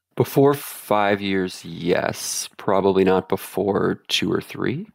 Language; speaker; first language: English; native; English